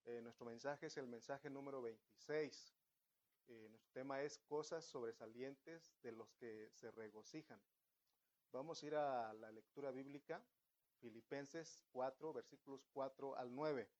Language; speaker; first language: Spanish; native; Spanish